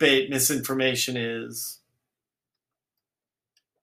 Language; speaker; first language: English; native; English